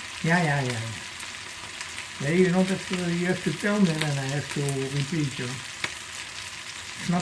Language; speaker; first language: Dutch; native; Dutch